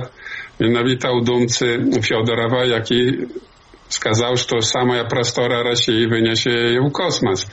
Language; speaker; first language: Polish; non-native, learner; Belarusian